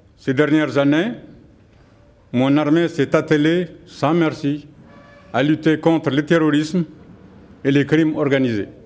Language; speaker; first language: French; non-native, local second language; Arabic